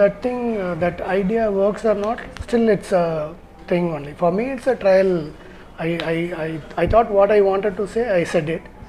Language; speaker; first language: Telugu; non-native, learner; Tamil